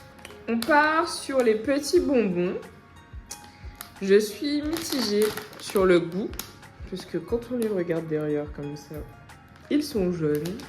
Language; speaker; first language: French; native; French